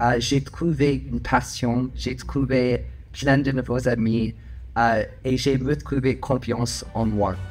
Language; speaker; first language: French; non-native, learner; English